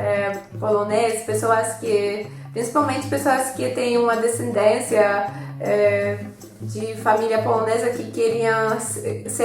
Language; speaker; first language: Portuguese; non-native, fluent; Polish